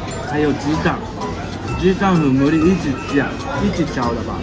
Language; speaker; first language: Chinese; non-native, learner; Japanese